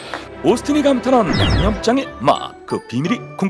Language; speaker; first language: Korean; native; Korean